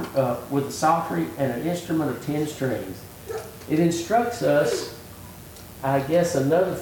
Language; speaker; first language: English; native; English